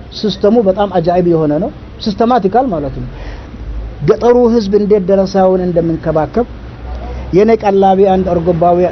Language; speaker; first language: Amharic; non-native, local second language; Oromo